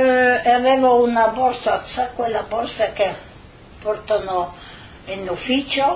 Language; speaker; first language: Italian; non-native, local second language; Slovenian